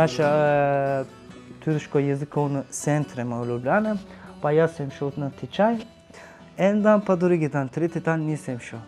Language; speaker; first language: Slovenian; non-native, learner; Turkish